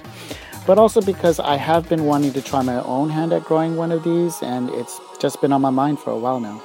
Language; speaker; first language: English; native; English